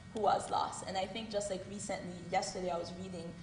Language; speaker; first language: English; early bilingual, other home language; Haitian Creole